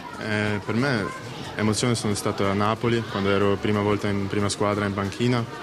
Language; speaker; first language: Italian; non-native, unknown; German